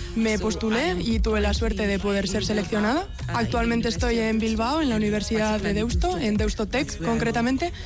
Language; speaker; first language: Spanish; non-native, fluent; English